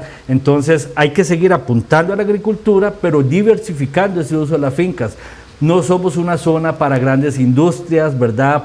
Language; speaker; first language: Spanish; native; Spanish